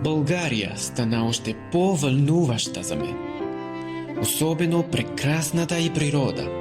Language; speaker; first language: Bulgarian; non-native, learner; Chinese